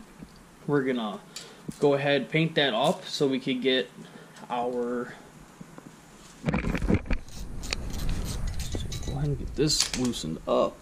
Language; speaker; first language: English; native; English